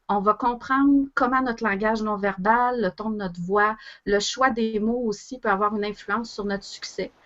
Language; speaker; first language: French; native; French